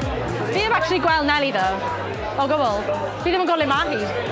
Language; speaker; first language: Welsh; native; Welsh